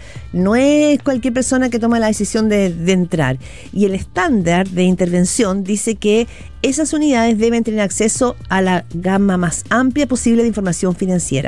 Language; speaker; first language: Spanish; native; Spanish